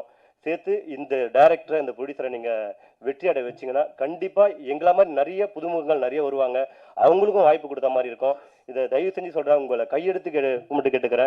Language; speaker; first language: Tamil; native; Tamil